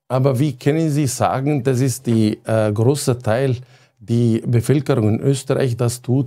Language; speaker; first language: German; non-native, fluent; Arabic